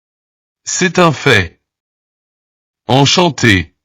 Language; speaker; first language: French; non-native, learner; Portuguese